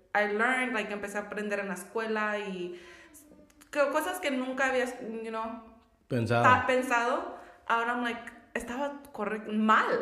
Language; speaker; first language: Spanish; native; Spanish